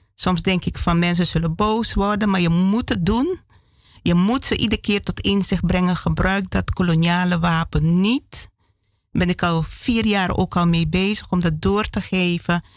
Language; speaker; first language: Dutch; native; Dutch